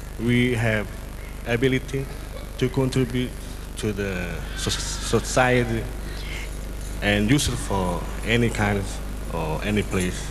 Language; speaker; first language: English; non-native, learner; Cantonese